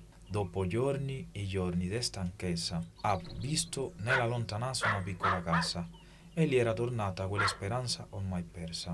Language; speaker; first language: Italian; non-native, learner; Spanish